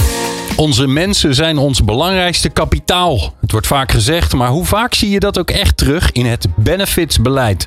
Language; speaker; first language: Dutch; native; Dutch